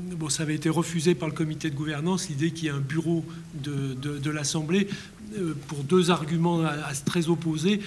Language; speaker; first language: French; native; French